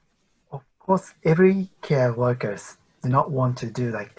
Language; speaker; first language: English; non-native, learner; Japanese